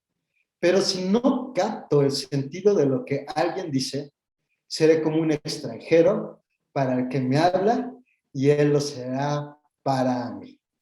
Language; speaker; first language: Spanish; native; Spanish